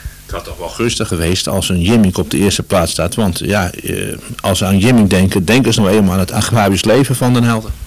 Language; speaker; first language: Dutch; native; Dutch